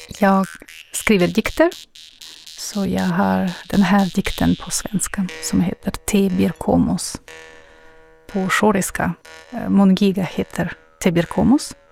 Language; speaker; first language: Swedish; non-native, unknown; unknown